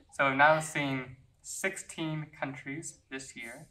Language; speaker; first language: English; native; English